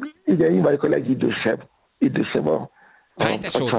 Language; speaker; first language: Hungarian; non-native, fluent; Yoruba